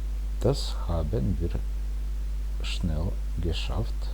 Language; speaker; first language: German; non-native, fluent; Bosnian